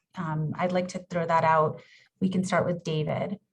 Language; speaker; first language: English; native; English